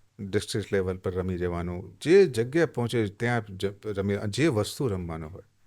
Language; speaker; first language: Gujarati; non-native, local second language; Hindi